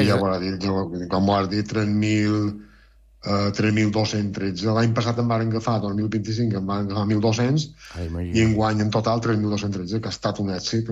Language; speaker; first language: Catalan; native; Catalan